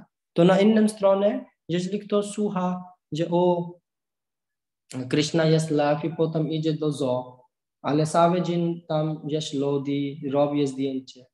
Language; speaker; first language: Polish; non-native, learner; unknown